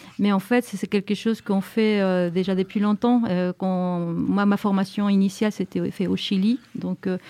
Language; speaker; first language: French; early bilingual, heritage; Spanish